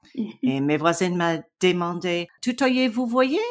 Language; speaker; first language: French; non-native, learner; English